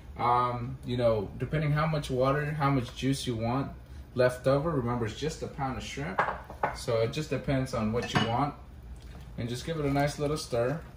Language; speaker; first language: English; early bilingual, other home language; Spanish